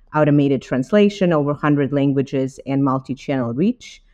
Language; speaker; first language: English; non-native, fluent; Ukrainian